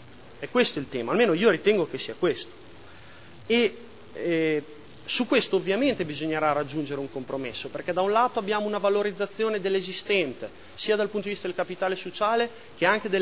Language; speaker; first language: Italian; native; Italian